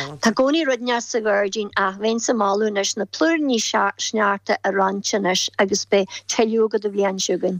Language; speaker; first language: Irish; native; Irish